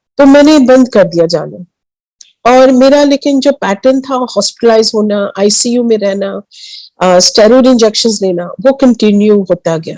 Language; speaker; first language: Hindi; early bilingual, heritage; Hindi